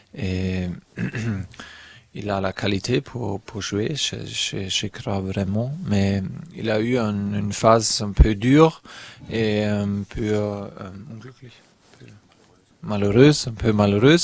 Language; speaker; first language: French; non-native, learner; German